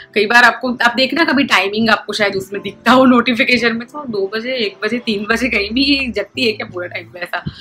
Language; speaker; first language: Hindi; non-native, local second language; Gujarati